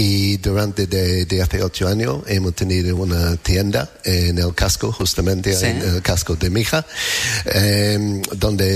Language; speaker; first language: Spanish; non-native, learner; English